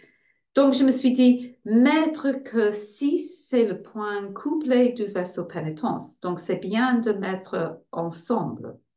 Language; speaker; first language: French; non-native, fluent; English